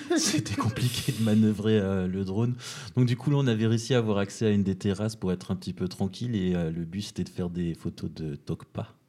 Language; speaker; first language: French; native; French